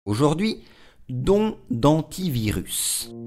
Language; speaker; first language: French; native; French